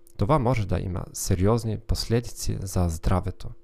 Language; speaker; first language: Bulgarian; non-native, learner; German